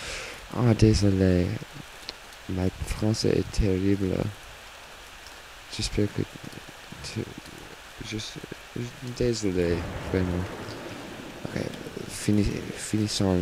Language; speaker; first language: French; non-native, learner; English